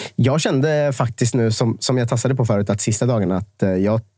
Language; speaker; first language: Swedish; native; Swedish